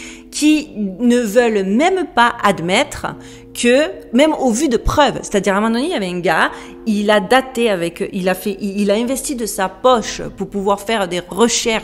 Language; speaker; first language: French; native; French